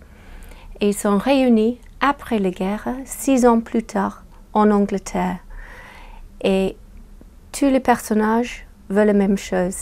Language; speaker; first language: French; non-native, fluent; English